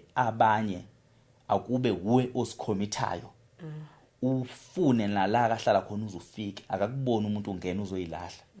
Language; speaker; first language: Zulu; native; Zulu